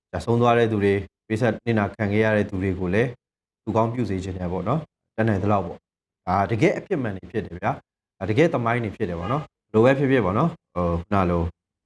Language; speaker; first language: Burmese; native; Burmese